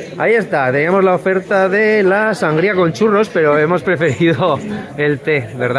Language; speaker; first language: Spanish; native; Spanish